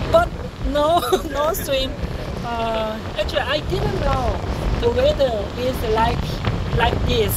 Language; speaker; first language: English; non-native, learner; Korean